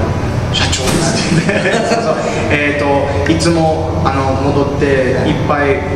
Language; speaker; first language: Japanese; non-native, learner; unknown